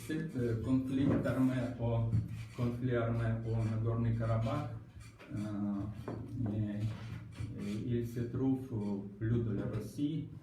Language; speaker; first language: French; non-native, learner; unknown